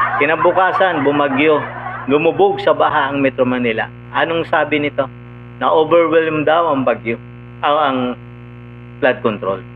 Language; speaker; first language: Filipino; non-native, local second language; Cebuano